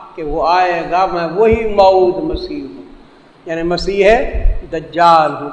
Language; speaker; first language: Urdu; non-native, local second language; Saraiki